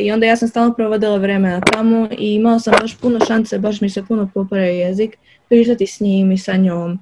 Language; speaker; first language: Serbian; early bilingual, other home language; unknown